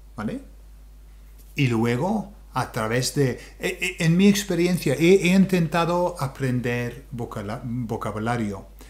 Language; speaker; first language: Spanish; non-native, fluent; English